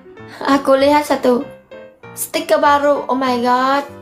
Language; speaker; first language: Indonesian; non-native, learner; Vietnamese